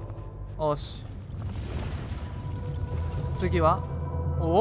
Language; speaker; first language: Japanese; native; Japanese